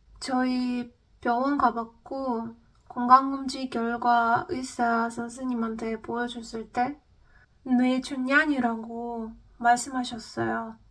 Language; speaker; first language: Korean; non-native, fluent; Russian